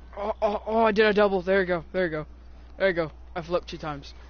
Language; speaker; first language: English; native; English